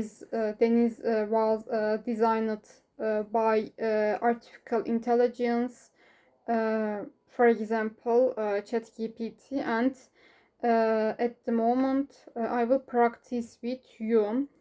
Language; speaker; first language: English; non-native, learner; Turkish